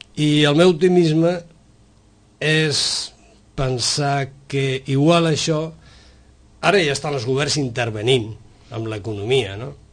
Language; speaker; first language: Catalan; non-native, local second language; Spanish